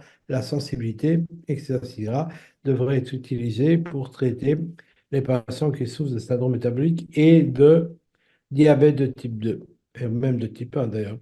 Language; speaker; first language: French; native; French